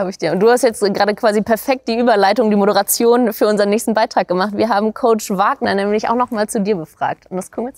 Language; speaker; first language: German; native; German